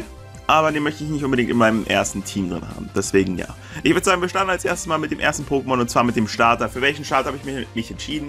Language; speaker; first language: German; native; German